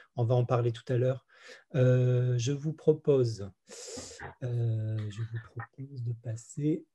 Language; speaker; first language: French; native; French